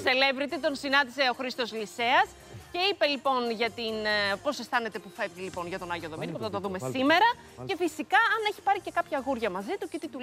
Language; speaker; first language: Greek; native; Greek